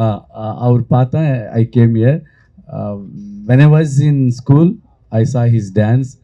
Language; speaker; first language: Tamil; non-native, learner; Telugu